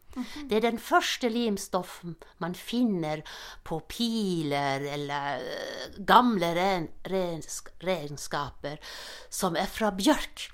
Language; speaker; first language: Norwegian; non-native, fluent; German